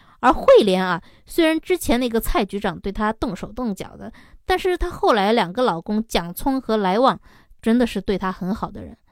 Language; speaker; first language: Chinese; native; Chinese